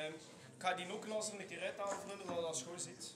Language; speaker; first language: Dutch; native; Dutch